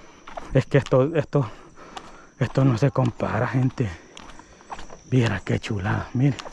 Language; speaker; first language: Spanish; native; Spanish